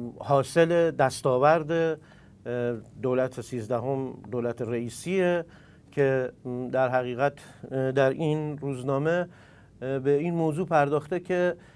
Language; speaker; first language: Persian; non-native, local second language; Central Kurdish